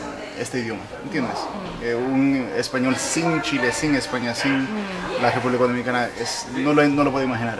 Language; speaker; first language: Spanish; native; Spanish